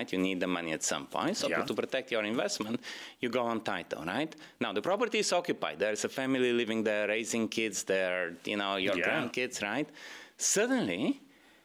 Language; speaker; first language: English; non-native, fluent; Bulgarian